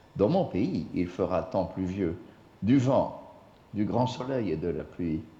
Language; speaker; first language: French; non-native, fluent; English